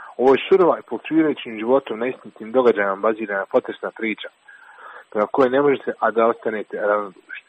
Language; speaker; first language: Croatian; native; Croatian